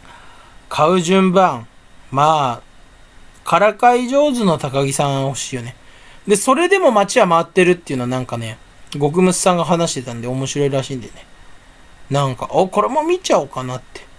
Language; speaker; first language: Japanese; native; Japanese